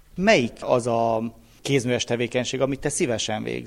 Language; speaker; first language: Hungarian; native; Hungarian